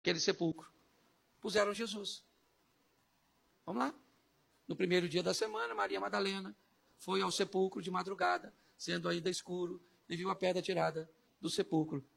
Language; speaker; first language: Portuguese; native; Portuguese